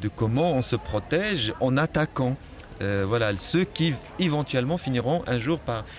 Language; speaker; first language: French; non-native, local second language; Arabic